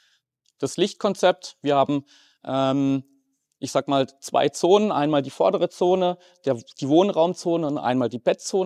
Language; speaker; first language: German; native; German